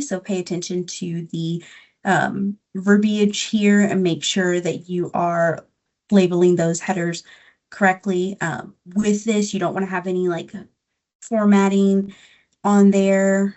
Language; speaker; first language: English; native; English